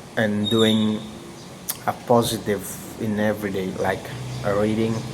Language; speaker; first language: English; non-native, learner; Indonesian